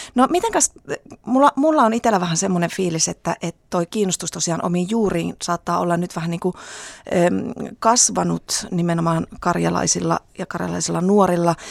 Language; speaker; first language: Finnish; native; Finnish